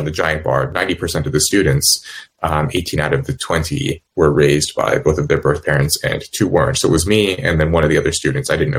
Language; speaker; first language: English; native; English